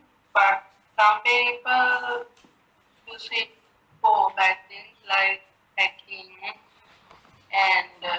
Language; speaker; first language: English; non-native, learner; Sinhala